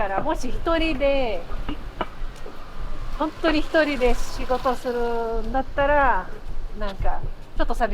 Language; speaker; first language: Japanese; non-native, fluent; Portuguese